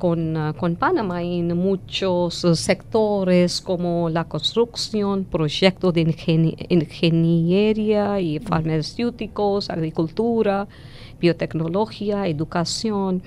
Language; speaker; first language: Spanish; non-native, fluent; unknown